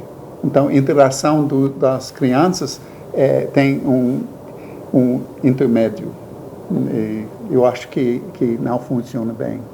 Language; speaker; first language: Portuguese; non-native, learner; English